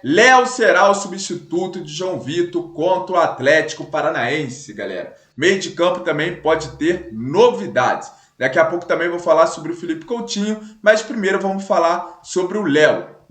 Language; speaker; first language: Portuguese; native; Portuguese